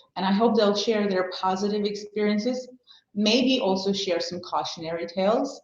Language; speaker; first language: English; non-native, fluent; Armenian